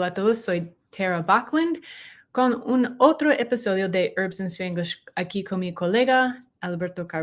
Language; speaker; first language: Spanish; non-native, learner; English